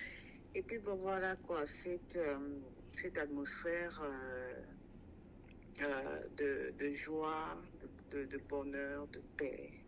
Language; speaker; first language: French; non-native, local second language; Sango